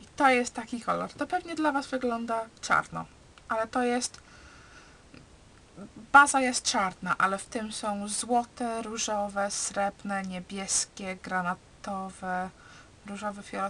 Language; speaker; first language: Polish; early bilingual, heritage; Polish